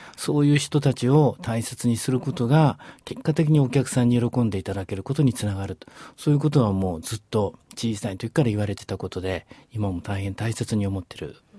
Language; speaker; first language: Japanese; native; Japanese